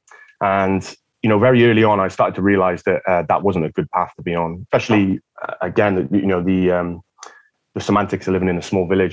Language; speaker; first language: English; native; English